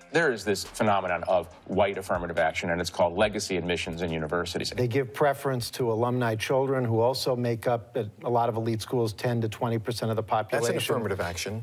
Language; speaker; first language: English; native; English